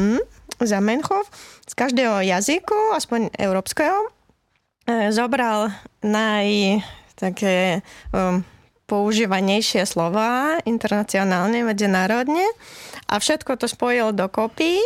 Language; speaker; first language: Slovak; non-native, fluent; Latvian